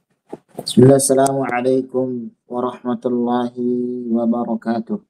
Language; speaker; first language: Arabic; non-native, fluent; Indonesian